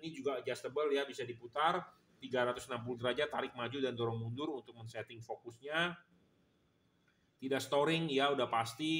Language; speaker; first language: Indonesian; native; Indonesian